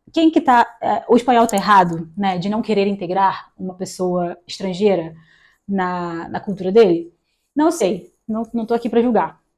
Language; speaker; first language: Portuguese; native; Portuguese